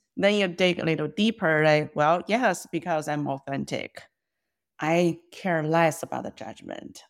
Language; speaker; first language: English; non-native, fluent; Chinese